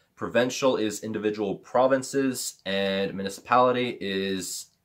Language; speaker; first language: English; native; English